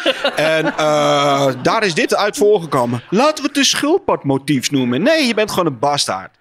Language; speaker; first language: Dutch; native; Dutch